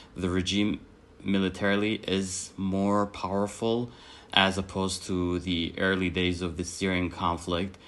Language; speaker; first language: English; non-native, fluent; Arabic